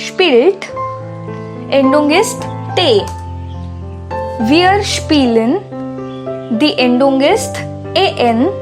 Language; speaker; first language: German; non-native, fluent; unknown